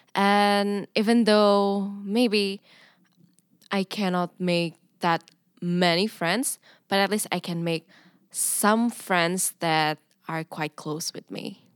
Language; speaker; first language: English; non-native, fluent; Indonesian